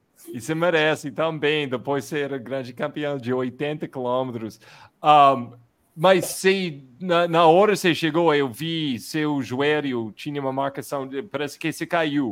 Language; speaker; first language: Portuguese; non-native, fluent; English